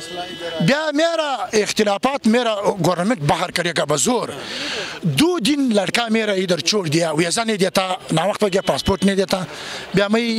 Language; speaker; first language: Hindi; non-native, learner; Pashto